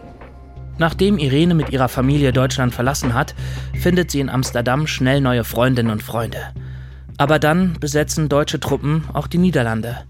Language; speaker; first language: German; native; German